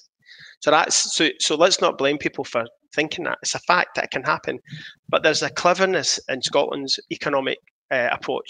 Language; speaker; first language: English; native; English